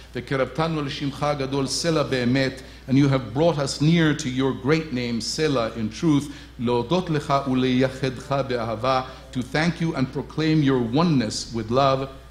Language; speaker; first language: English; native; English